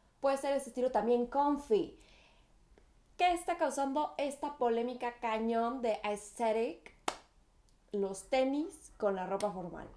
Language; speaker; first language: Spanish; native; Spanish